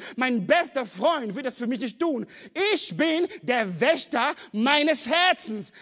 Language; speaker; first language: German; non-native, fluent; French